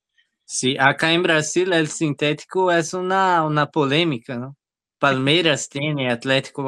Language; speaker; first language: Spanish; non-native, learner; Portuguese